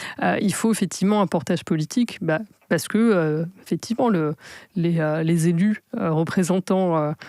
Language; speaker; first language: French; native; French